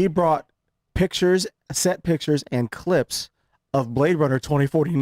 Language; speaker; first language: English; native; English